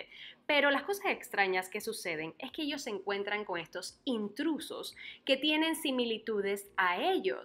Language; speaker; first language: Spanish; native; Spanish